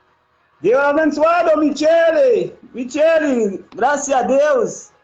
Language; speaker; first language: Portuguese; non-native, learner; Haitian Creole